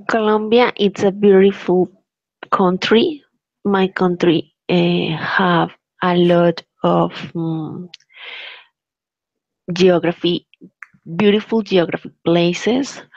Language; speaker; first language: English; non-native, learner; Spanish